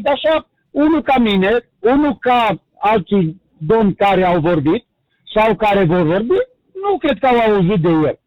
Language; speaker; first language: Romanian; native; Romanian